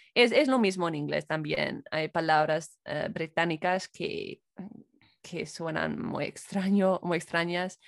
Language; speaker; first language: Spanish; non-native, fluent; English